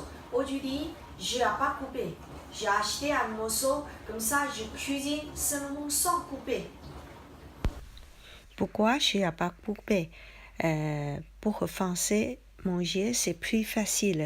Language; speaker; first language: French; non-native, learner; Chinese